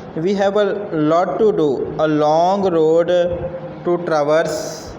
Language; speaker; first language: English; non-native, local second language; Punjabi